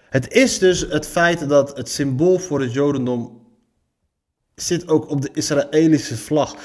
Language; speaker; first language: Dutch; early bilingual, other home language; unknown